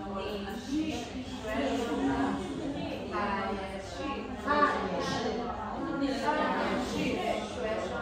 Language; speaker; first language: Chinese; non-native, learner; Filipino